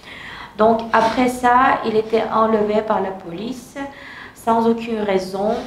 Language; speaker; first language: French; non-native, learner; Kazakh